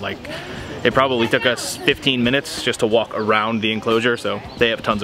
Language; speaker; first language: English; native; English